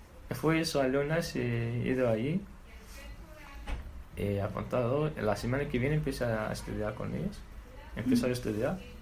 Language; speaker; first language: Spanish; non-native, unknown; Arabic